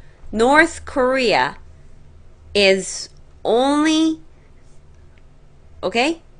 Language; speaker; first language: English; non-native, fluent; Korean